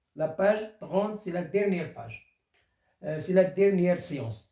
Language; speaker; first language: French; non-native, local second language; Arabic